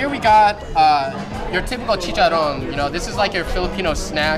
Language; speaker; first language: English; native; English